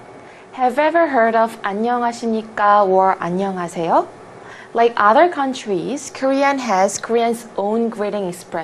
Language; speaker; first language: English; non-native, fluent; Korean